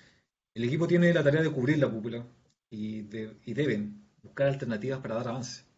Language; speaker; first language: Spanish; native; Spanish